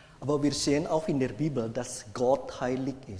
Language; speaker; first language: German; non-native, fluent; Indonesian